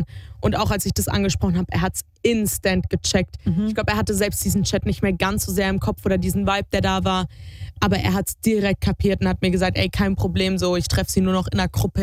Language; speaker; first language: German; native; German